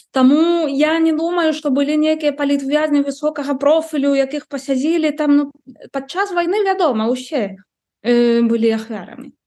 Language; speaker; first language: Belarusian; non-native, fluent; Spanish